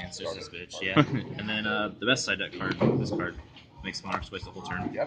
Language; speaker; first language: English; native; English